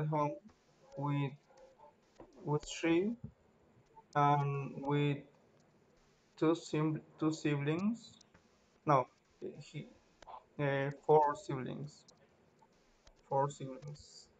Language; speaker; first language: English; non-native, learner; Spanish